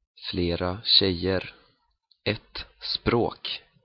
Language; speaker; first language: Swedish; native; Swedish